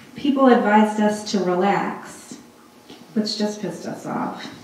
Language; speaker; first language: English; early bilingual, other home language; Hindi